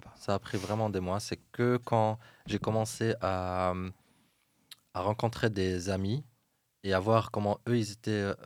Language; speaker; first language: French; non-native, local second language; Arabic